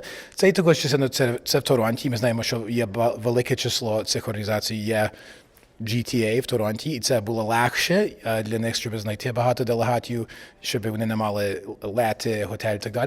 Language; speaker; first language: Ukrainian; early bilingual, heritage; English